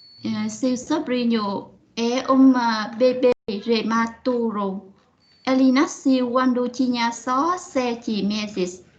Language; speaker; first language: Portuguese; non-native, learner; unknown